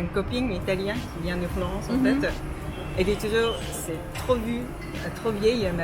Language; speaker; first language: French; non-native, fluent; Japanese